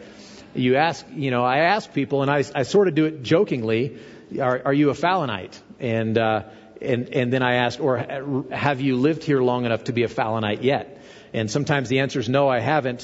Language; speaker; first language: English; native; English